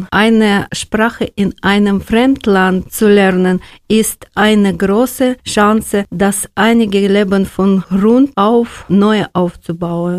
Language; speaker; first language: German; non-native, learner; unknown